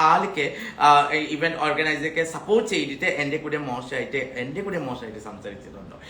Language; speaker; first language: Malayalam; non-native, local second language; Hindi